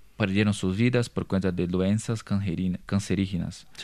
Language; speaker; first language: Spanish; non-native, learner; Portuguese